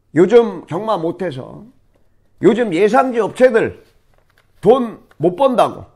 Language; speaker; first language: Korean; native; Korean